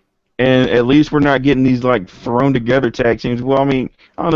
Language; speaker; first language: English; native; English